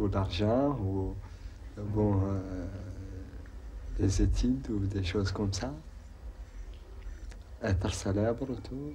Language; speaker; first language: French; non-native, local second language; Arabic